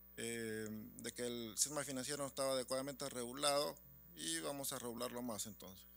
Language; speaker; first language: Spanish; native; Spanish